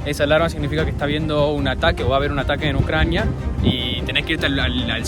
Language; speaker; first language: Spanish; native; Spanish